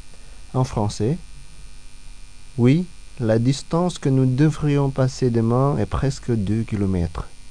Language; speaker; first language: French; non-native, fluent; Indonesian